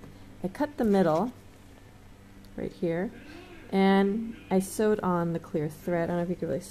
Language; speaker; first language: English; native; English